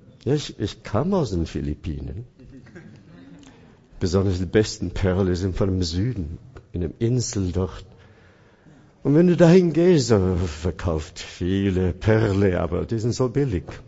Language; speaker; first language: German; non-native, fluent; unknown